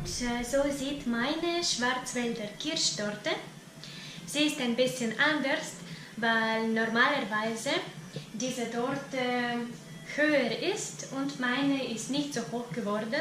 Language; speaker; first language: German; non-native, fluent; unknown